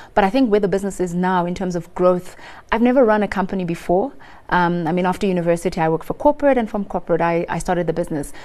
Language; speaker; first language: English; non-native, local second language; Xhosa